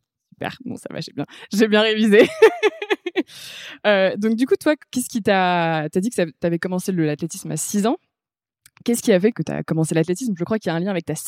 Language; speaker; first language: French; native; French